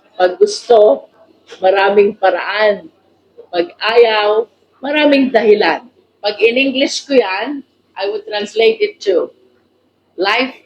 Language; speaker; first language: Filipino; native; Filipino